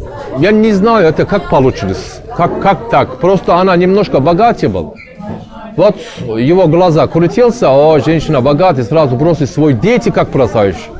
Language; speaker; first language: Russian; non-native, learner; Turkish